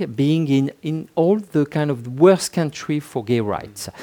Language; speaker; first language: English; non-native, fluent; French